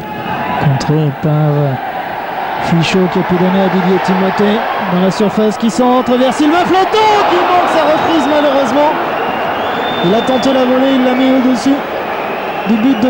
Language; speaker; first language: French; native; French